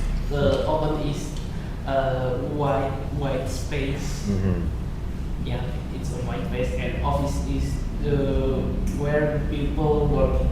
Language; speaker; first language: English; non-native, learner; Indonesian